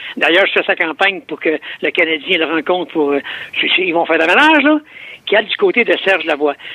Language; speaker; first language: French; native; French